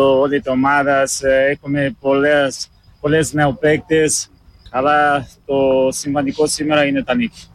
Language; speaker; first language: Greek; non-native, learner; Portuguese